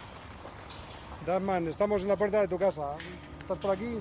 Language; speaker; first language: Spanish; native; Spanish